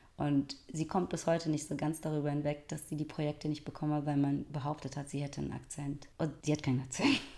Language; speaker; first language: German; early bilingual, other home language; Persian